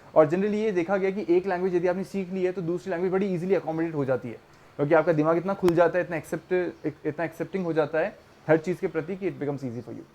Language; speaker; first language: Hindi; native; Hindi